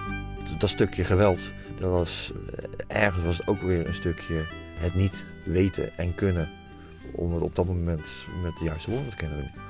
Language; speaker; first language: Dutch; native; Dutch